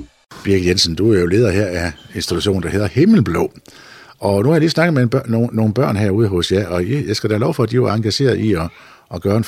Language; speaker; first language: Danish; native; Danish